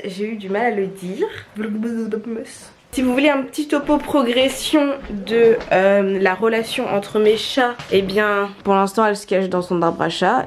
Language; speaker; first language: French; native; French